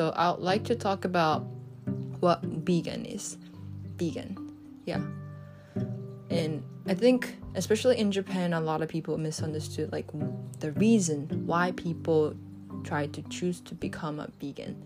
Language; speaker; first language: English; non-native, fluent; Japanese